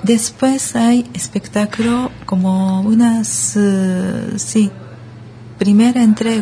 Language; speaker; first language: Spanish; non-native, learner; Japanese